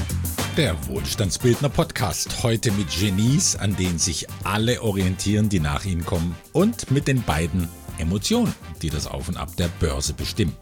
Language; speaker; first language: German; native; German